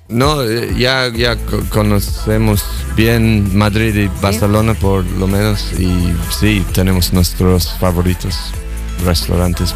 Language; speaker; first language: Spanish; non-native, fluent; English